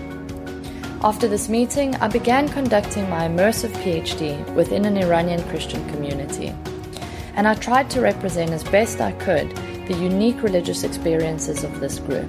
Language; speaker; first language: English; native; English